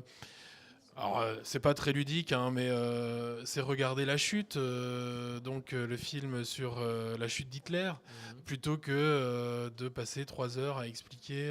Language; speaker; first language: French; native; French